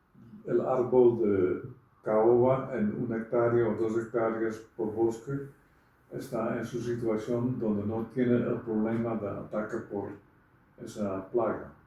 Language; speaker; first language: Spanish; non-native, fluent; Dutch